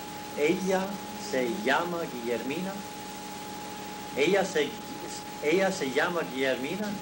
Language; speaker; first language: Spanish; non-native, learner; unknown